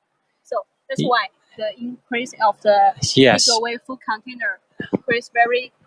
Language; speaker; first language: English; non-native, fluent; Chinese